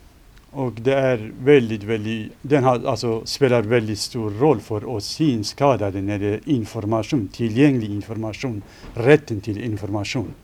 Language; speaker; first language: Swedish; non-native, fluent; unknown